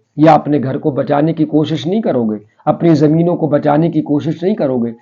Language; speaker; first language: Urdu; native; Urdu